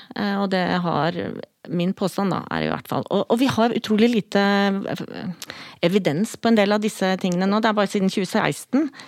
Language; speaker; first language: Norwegian; native; Norwegian